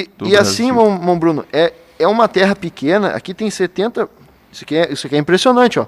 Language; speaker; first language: Portuguese; native; Portuguese